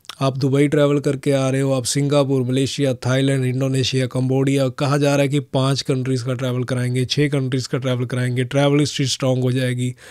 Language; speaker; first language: Hindi; non-native, local second language; Punjabi